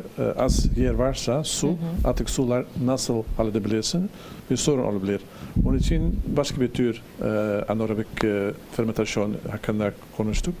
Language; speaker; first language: Turkish; non-native, learner; Dutch